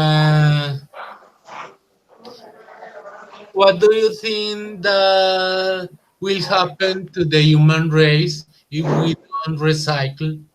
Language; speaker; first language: English; non-native, learner; Spanish